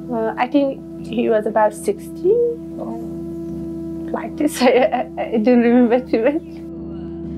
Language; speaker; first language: English; non-native, local second language; Persian